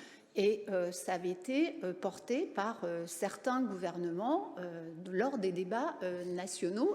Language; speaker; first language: French; native; French